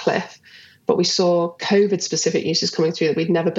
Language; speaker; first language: English; native; English